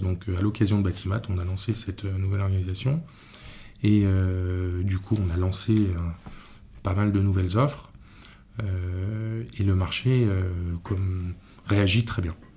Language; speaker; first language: French; native; French